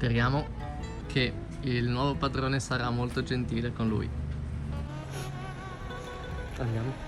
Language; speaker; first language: Italian; native; Italian